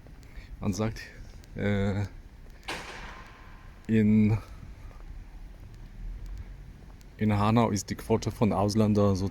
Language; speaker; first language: German; non-native, fluent; Polish